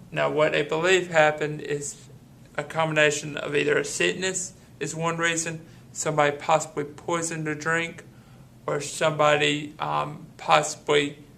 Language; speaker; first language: English; native; English